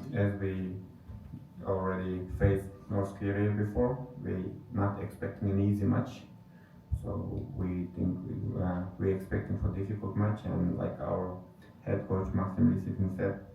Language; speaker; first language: English; non-native, fluent; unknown